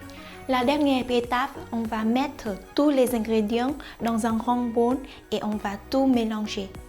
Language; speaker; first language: French; non-native, fluent; Vietnamese